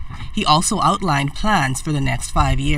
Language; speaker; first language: English; native; English